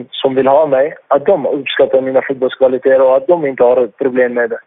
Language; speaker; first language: Swedish; non-native, fluent; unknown